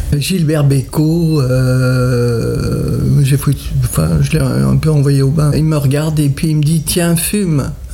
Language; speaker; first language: French; early bilingual, other home language; Italian